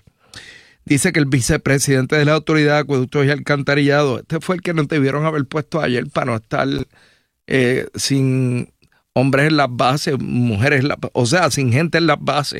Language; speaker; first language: Spanish; native; Spanish